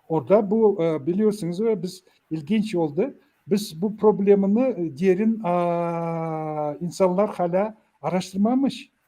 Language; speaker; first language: Turkish; non-native, learner; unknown